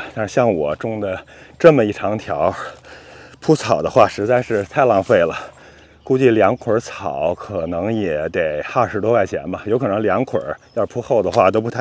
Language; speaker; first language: Chinese; native; Chinese